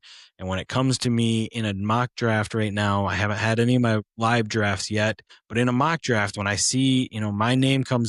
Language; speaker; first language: English; native; English